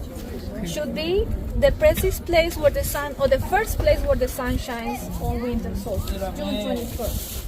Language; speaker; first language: English; non-native, fluent; Spanish